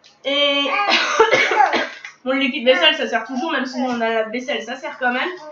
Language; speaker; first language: French; native; French